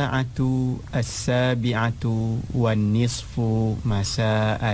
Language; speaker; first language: Arabic; non-native, fluent; Indonesian